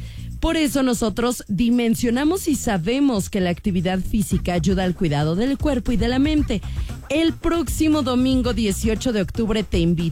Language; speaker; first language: Spanish; native; Spanish